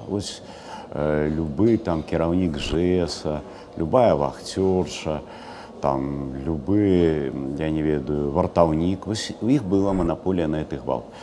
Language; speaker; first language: Belarusian; native; Belarusian